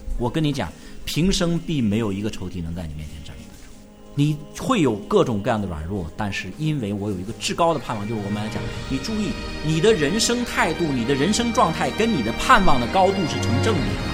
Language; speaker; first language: Chinese; native; Chinese